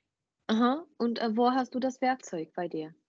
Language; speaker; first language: German; non-native, fluent; Czech